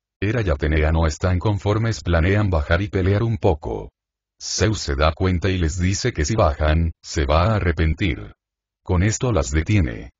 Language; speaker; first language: Spanish; native; Spanish